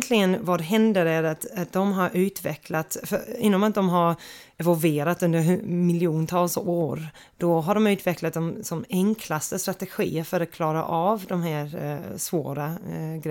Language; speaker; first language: Swedish; non-native, fluent; English